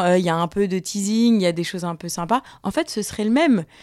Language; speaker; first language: French; native; French